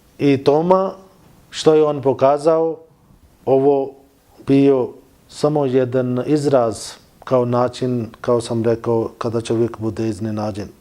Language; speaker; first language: Bosnian; non-native, learner; Urdu